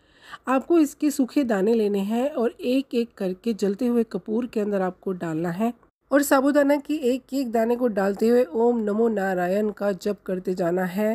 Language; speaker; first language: Hindi; native; Hindi